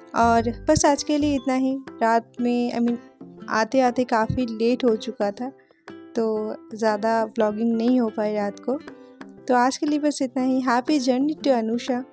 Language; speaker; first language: Hindi; native; Hindi